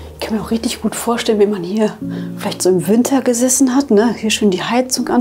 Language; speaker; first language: German; native; German